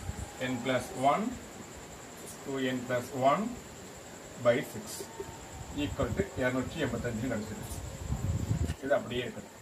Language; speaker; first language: Tamil; native; Tamil